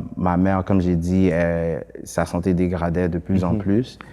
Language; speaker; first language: French; early bilingual, other home language; Haitian Creole